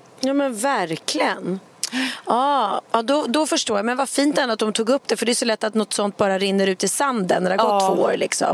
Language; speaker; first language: Swedish; native; Swedish